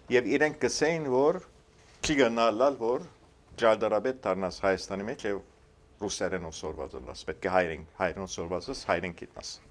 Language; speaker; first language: Armenian; early bilingual, heritage; Armenian